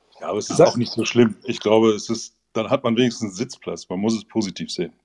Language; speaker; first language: German; native; German